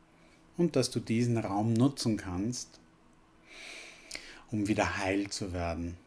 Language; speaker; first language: German; native; German